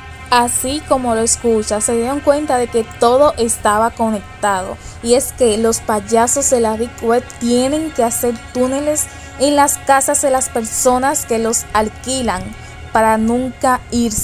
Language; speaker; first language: Spanish; native; Spanish